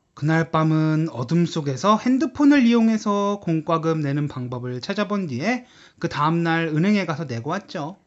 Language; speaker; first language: Korean; native; Korean